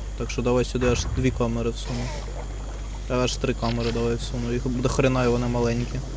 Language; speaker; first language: Ukrainian; non-native, local second language; Russian